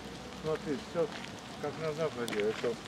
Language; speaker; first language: Russian; non-native, learner; Polish